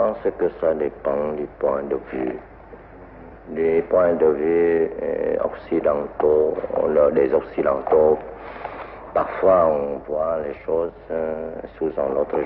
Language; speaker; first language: French; non-native, local second language; Vietnamese